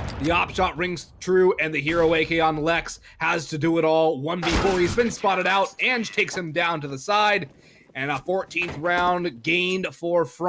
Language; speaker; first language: English; native; English